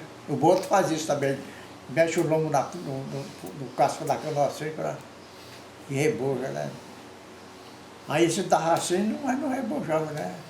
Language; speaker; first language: Portuguese; native; Portuguese